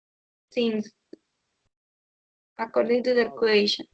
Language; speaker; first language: English; non-native, learner; Spanish